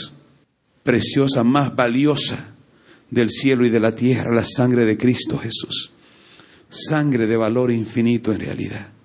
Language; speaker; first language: Spanish; native; Spanish